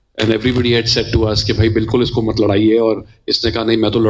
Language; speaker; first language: Hindi; native; Hindi